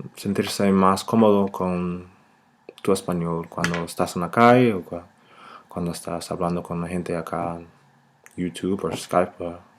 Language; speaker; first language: Spanish; non-native, fluent; English